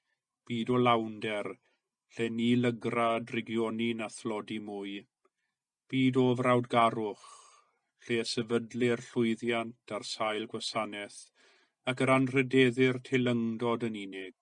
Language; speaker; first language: Welsh; native; Welsh